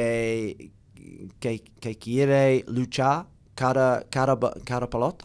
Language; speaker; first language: Spanish; non-native, learner; English